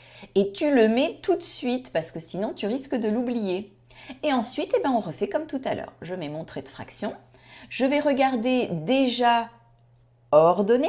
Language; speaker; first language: French; native; French